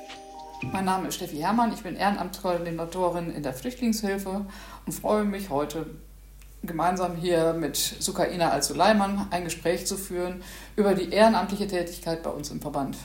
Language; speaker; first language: German; native; German